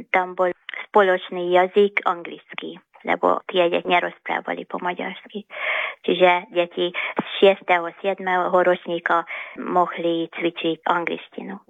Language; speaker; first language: Slovak; early bilingual, heritage; Slovak